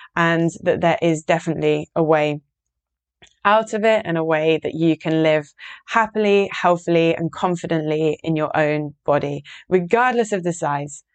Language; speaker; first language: English; native; English